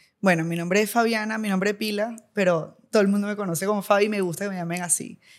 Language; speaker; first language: Spanish; native; Spanish